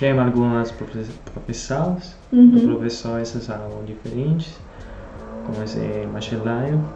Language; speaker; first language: Portuguese; non-native, fluent; Italian